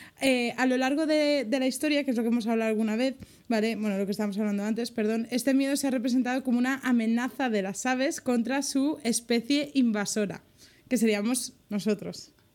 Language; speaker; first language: Spanish; native; Spanish